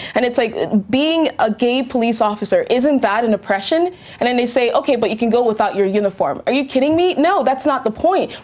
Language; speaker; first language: English; native; English